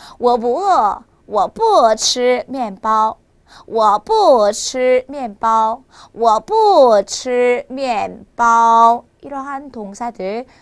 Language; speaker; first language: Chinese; non-native, fluent; Korean